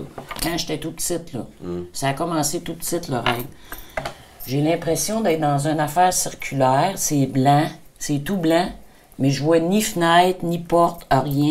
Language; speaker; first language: French; native; French